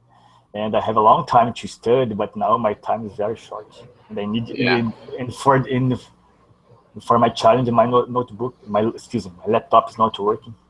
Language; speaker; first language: English; non-native, learner; Portuguese